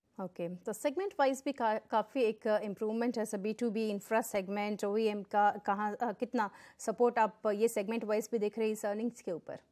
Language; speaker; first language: Hindi; non-native, local second language; Gujarati